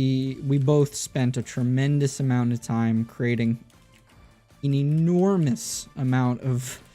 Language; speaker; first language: English; native; English